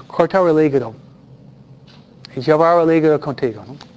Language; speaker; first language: Spanish; non-native, fluent; English